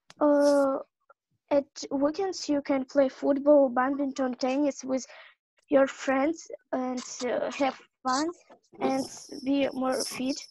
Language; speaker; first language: English; non-native, learner; Russian